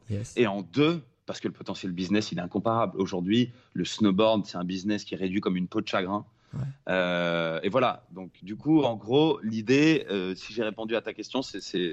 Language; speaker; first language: French; native; French